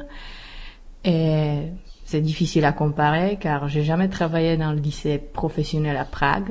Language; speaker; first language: French; non-native, fluent; Czech